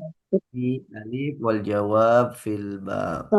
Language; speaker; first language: Arabic; non-native, fluent; Indonesian